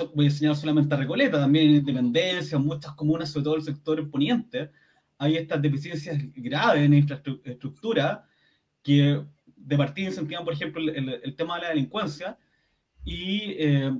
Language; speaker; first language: Spanish; native; Spanish